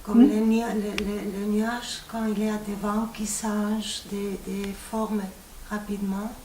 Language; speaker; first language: French; non-native, fluent; Spanish